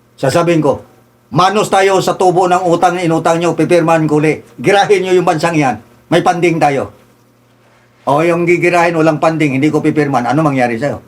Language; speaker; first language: Filipino; non-native, local second language; Tausug